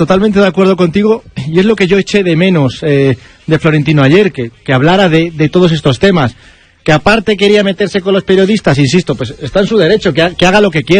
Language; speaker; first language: Spanish; native; Spanish